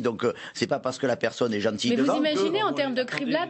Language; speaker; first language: French; native; French